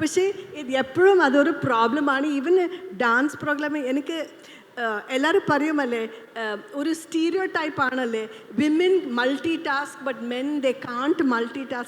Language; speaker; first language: Malayalam; non-native, fluent; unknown